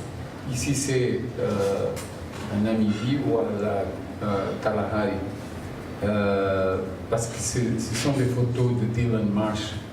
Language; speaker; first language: French; non-native, fluent; Portuguese